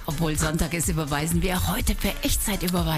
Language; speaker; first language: German; native; German